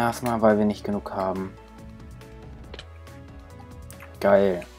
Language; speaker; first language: German; native; German